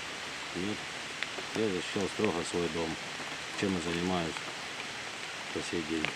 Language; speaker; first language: Russian; native; Russian